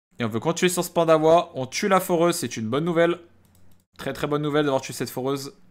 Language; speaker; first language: French; native; French